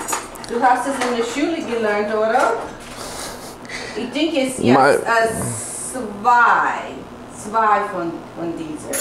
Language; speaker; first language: German; non-native, learner; English